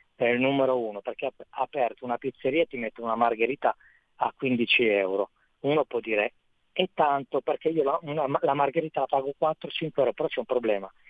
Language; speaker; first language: Italian; native; Italian